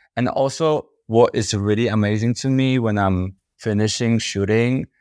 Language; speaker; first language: English; non-native, fluent; Polish